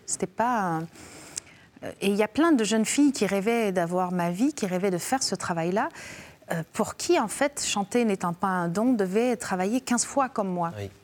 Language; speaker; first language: French; native; French